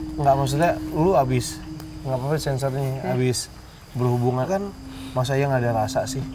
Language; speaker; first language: Indonesian; native; Indonesian